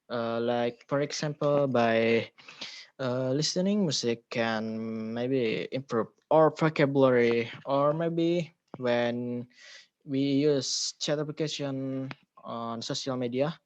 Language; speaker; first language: English; non-native, learner; Indonesian